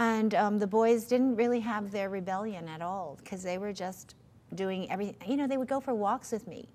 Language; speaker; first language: English; native; English